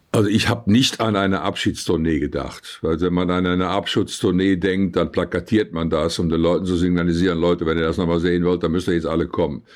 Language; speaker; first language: German; native; German